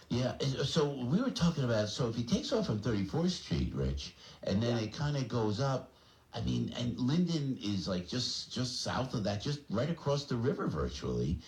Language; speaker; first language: English; native; English